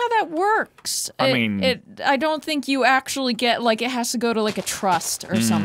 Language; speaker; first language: English; native; English